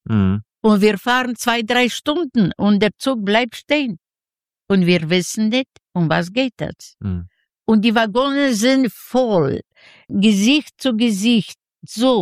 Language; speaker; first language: German; non-native, learner; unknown